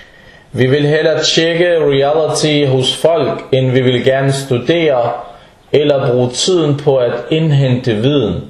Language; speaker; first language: Danish; non-native, fluent; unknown